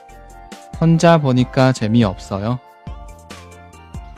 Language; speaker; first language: Korean; non-native, fluent; Chinese